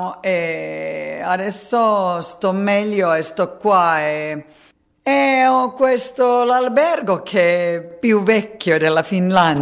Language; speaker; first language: Italian; non-native, fluent; Finnish